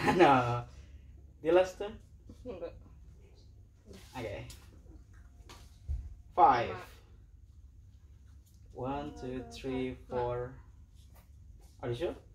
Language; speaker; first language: English; non-native, learner; Indonesian